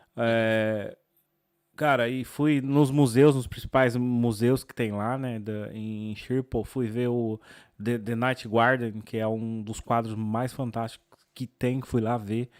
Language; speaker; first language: Portuguese; native; Portuguese